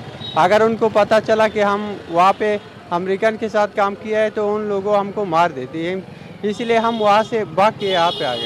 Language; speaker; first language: Hindi; non-native, fluent; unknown